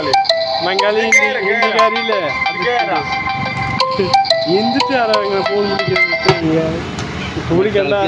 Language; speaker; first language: Malayalam; non-native, local second language; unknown